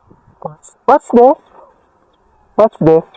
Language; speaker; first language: English; non-native, fluent; Filipino